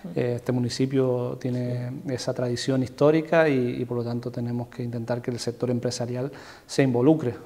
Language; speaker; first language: Spanish; native; Spanish